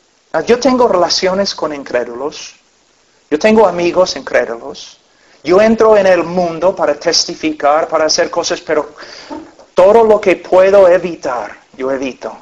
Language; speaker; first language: Spanish; non-native, fluent; English